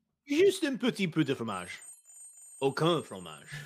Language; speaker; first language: French; non-native, learner; English